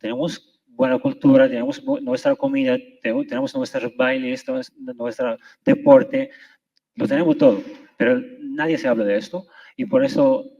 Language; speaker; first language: Spanish; non-native, fluent; Arabic